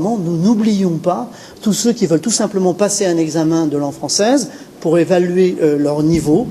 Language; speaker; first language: French; native; French